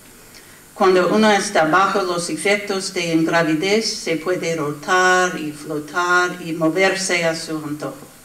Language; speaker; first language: Spanish; non-native, learner; English